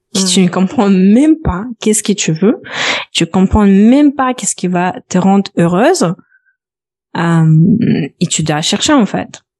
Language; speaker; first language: French; non-native, fluent; Russian